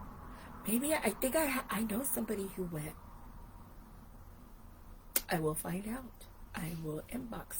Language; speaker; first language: English; native; English